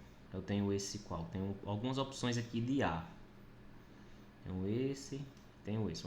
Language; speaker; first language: Portuguese; native; Portuguese